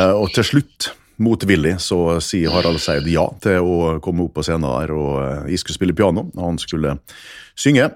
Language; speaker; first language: Norwegian; native; Norwegian